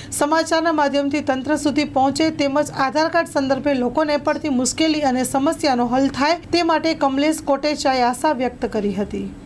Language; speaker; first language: Gujarati; native; Gujarati